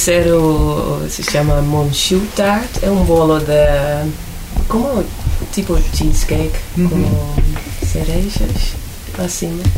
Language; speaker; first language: Portuguese; non-native, fluent; Dutch